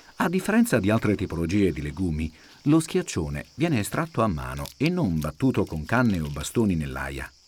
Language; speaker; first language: Italian; native; Italian